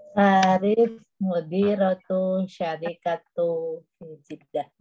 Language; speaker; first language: Arabic; non-native, learner; Indonesian